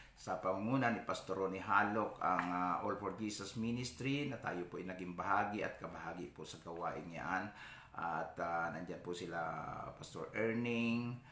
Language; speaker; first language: Filipino; non-native, local second language; Bikol